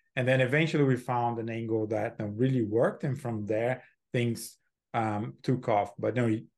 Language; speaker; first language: English; non-native, fluent; Portuguese